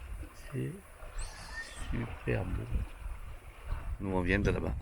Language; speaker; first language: French; native; French